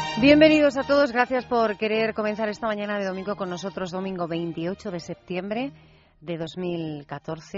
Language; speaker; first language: Spanish; native; Spanish